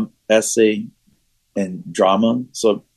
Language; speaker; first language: English; native; English